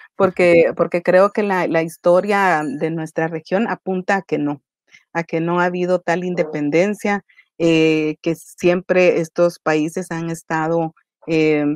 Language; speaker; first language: Spanish; native; Spanish